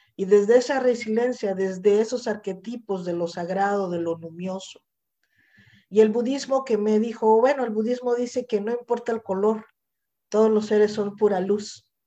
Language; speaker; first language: Spanish; native; Spanish